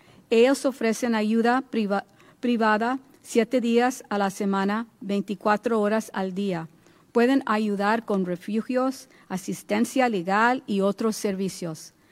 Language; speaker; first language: Spanish; early bilingual, heritage; Spanish